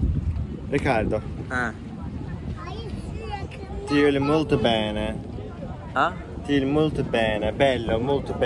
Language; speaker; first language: Italian; non-native, learner; Turkish